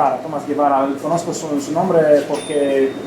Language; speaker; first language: Spanish; non-native, learner; Romanian